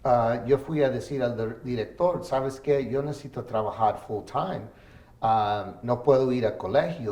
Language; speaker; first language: Spanish; early bilingual, heritage; English